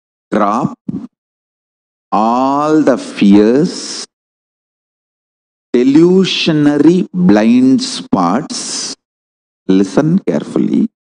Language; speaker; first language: English; non-native, local second language; Tamil